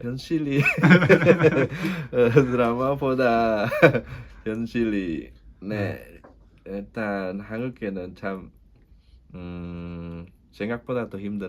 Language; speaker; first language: Korean; non-native, learner; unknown